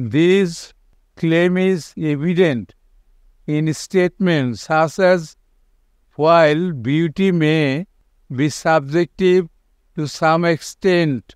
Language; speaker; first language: English; non-native, local second language; Bangla